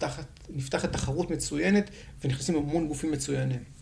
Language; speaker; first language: Hebrew; native; Hebrew